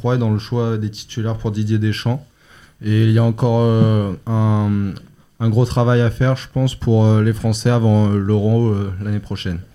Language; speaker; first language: French; native; French